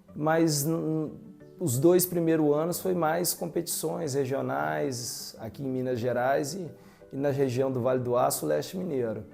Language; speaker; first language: Portuguese; native; Portuguese